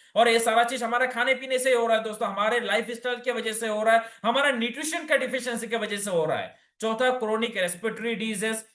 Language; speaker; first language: Hindi; non-native, local second language; Bangla